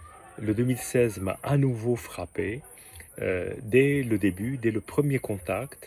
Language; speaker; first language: French; native; French